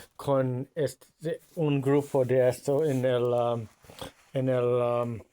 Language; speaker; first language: Spanish; non-native, learner; English